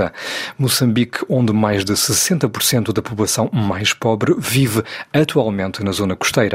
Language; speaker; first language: Portuguese; native; Portuguese